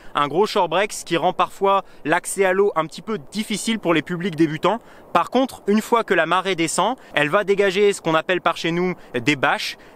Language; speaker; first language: French; native; French